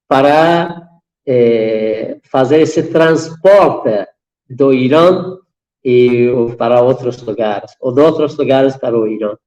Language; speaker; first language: Portuguese; non-native, fluent; Persian